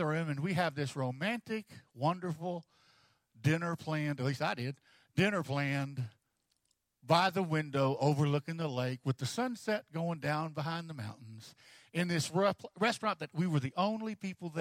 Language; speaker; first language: English; native; English